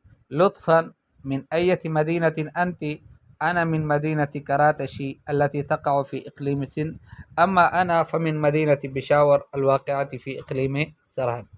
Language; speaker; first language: Arabic; non-native, fluent; Urdu